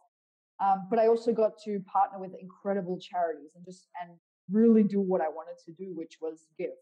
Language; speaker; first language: English; native; English